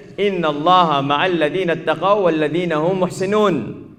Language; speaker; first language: English; non-native, local second language; Filipino